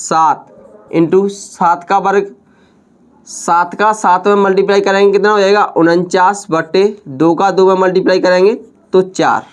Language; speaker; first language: Hindi; native; Hindi